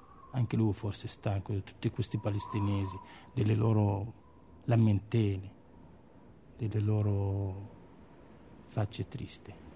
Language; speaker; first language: Italian; non-native, fluent; Arabic